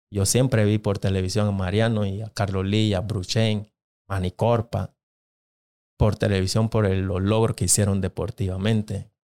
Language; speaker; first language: Spanish; non-native, local second language; Jamaican Creole English